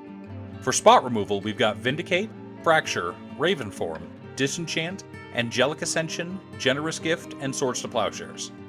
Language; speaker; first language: English; native; English